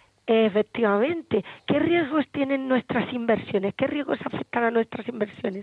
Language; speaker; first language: Spanish; native; Spanish